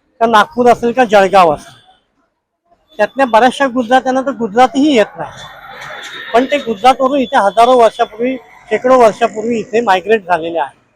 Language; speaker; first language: Marathi; non-native, local second language; Gujarati